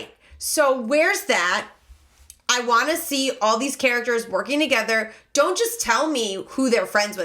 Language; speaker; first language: English; native; English